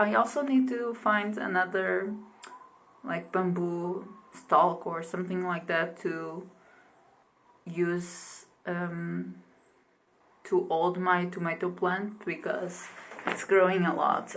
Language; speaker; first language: English; non-native, fluent; Portuguese